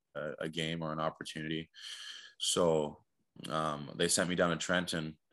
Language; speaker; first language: English; native; English